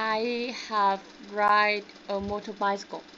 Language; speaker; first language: English; non-native, learner; Vietnamese